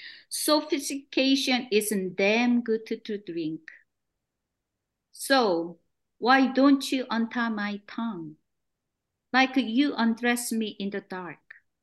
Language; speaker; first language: English; non-native, fluent; Korean